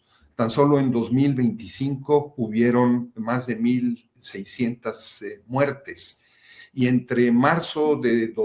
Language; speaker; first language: Spanish; native; Spanish